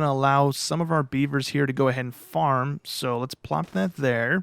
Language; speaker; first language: English; native; English